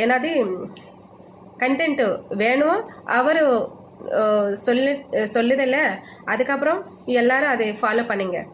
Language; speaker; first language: Tamil; non-native, learner; Telugu